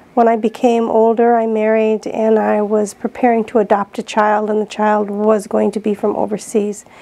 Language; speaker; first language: English; native; English